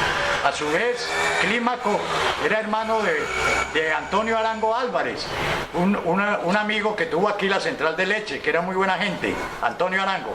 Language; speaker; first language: Spanish; native; Spanish